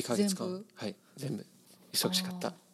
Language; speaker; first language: Japanese; non-native, learner; English